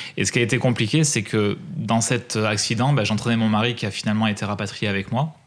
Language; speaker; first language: French; native; French